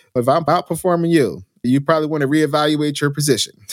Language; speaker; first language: English; native; English